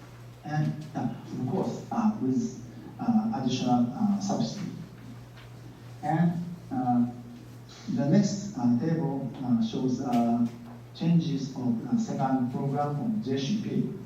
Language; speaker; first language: English; non-native, fluent; Japanese